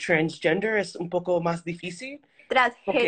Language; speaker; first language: Spanish; early bilingual, heritage; Spanish